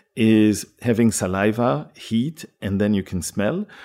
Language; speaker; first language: English; non-native, fluent; French